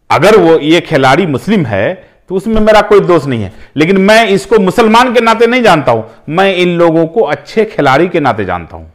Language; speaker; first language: Hindi; native; Hindi